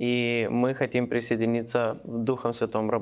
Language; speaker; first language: Russian; non-native, learner; Lithuanian